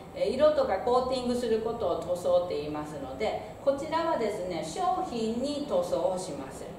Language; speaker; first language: Japanese; native; Japanese